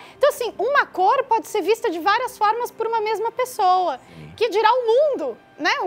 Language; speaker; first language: Portuguese; native; Portuguese